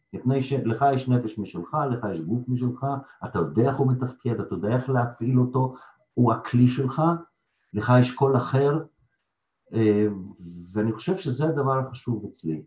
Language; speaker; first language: Hebrew; early bilingual, other home language; Russian